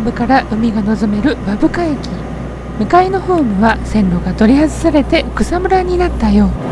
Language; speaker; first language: Japanese; native; Japanese